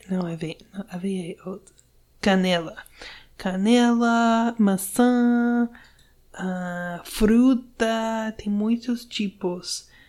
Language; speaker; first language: Portuguese; non-native, learner; English